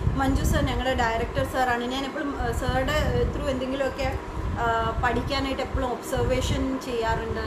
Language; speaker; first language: Malayalam; early bilingual, heritage; Malayalam